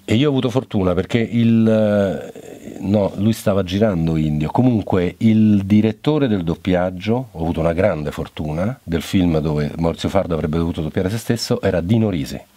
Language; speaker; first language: Italian; native; Italian